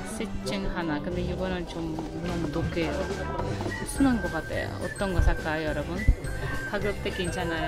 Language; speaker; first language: Korean; non-native, fluent; Uzbek